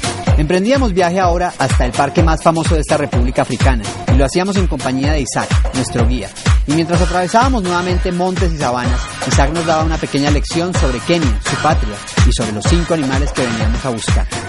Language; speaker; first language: Spanish; native; Spanish